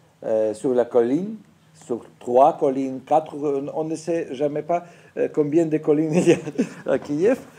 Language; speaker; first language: French; non-native, fluent; Russian